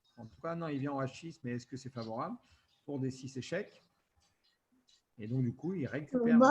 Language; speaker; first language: French; native; French